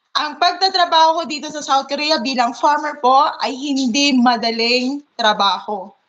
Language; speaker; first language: Filipino; non-native, local second language; Hiligaynon